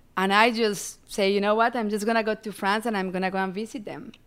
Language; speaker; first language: English; non-native, fluent; Spanish